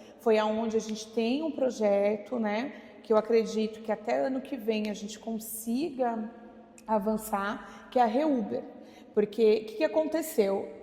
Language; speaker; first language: Portuguese; native; Portuguese